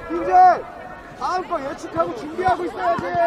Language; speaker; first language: Korean; native; Korean